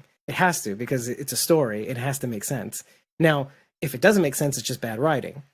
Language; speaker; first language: English; native; English